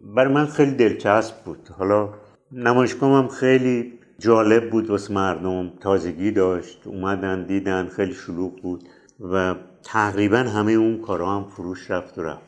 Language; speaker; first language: Persian; native; Persian